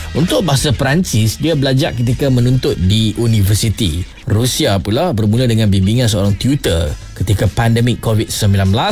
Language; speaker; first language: Malay; native; Malay